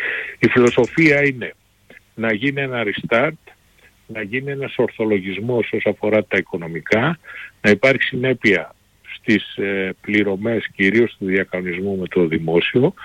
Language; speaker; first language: Greek; native; Greek